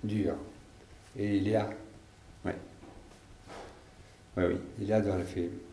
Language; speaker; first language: French; non-native, learner; Italian